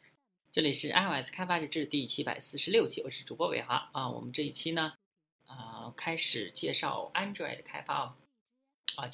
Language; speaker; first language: Chinese; native; Chinese